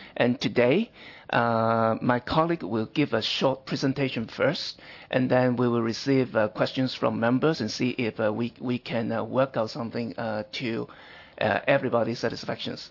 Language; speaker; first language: English; non-native, local second language; Cantonese